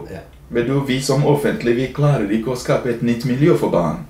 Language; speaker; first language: Norwegian; non-native, fluent; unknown